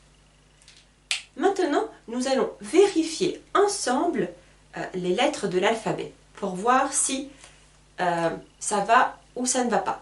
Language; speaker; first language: French; native; French